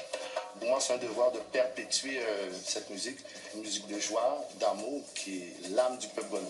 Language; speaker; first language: French; native; French